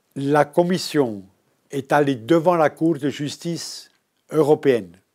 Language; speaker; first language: French; native; French